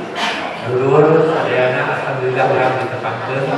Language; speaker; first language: Indonesian; non-native, local second language; Sundanese